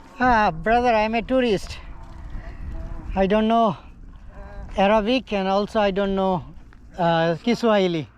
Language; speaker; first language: English; non-native, learner; Bangla